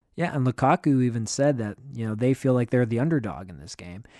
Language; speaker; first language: English; native; English